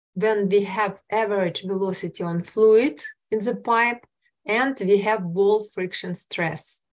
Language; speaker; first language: English; non-native, fluent; Russian